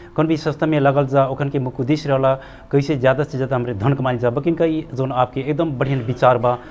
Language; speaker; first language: Bhojpuri; non-native, local second language; Dangaura Tharu